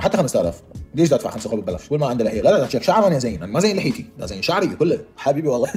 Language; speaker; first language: Arabic; native; Arabic